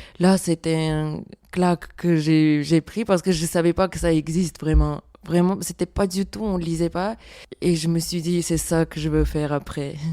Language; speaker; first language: French; non-native, fluent; Armenian